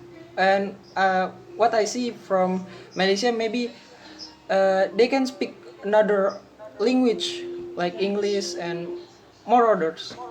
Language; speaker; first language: English; non-native, learner; Indonesian